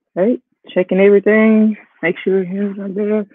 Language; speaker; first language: English; native; English